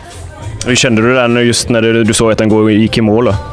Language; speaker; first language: Swedish; native; Swedish